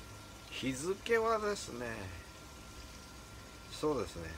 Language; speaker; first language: Japanese; native; Japanese